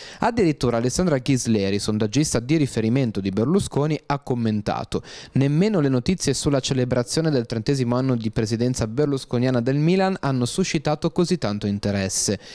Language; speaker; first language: Italian; native; Italian